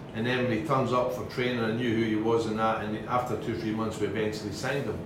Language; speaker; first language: English; native; English